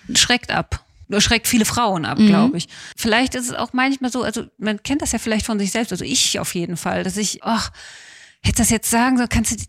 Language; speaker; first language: German; native; German